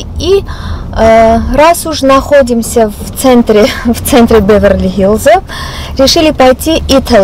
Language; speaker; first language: Russian; non-native, local second language; Armenian